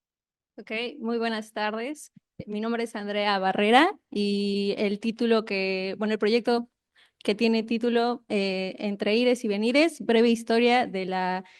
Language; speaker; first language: Spanish; native; Spanish